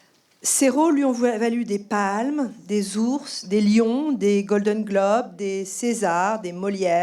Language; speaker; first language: French; native; French